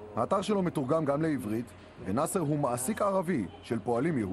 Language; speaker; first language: Hebrew; native; Hebrew